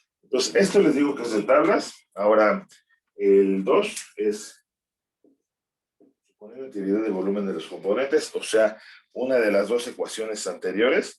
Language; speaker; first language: Spanish; native; Spanish